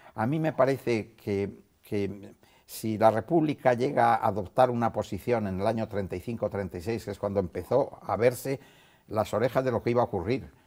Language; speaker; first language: Spanish; native; Spanish